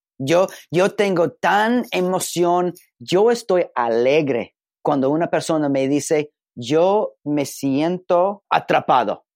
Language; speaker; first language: Spanish; non-native, learner; English